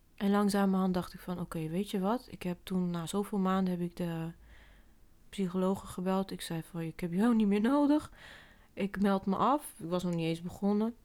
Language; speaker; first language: Dutch; early bilingual, other home language; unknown